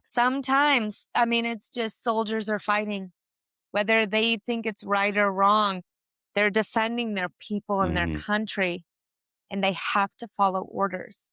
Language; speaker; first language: English; native; English